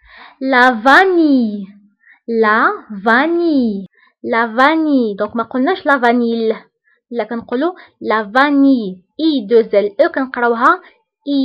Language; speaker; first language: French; non-native, local second language; Arabic